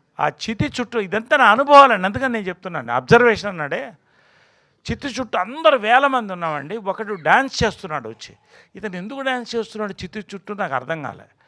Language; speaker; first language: Telugu; native; Telugu